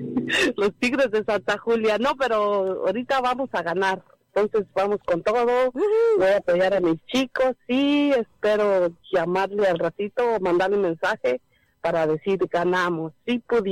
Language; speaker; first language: Spanish; native; Spanish